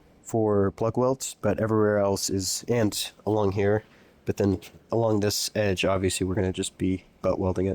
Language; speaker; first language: English; native; English